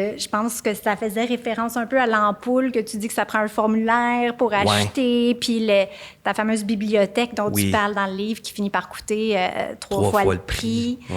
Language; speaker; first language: French; native; French